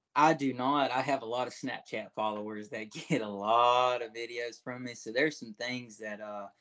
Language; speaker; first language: English; native; English